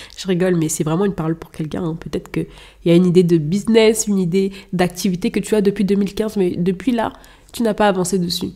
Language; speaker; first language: French; non-native, local second language; Lingala